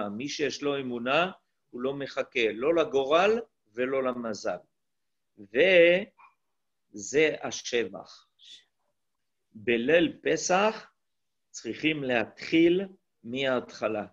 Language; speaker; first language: Hebrew; non-native, fluent; French